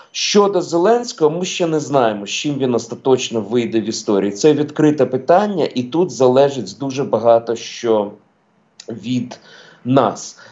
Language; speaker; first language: Ukrainian; non-native, local second language; Russian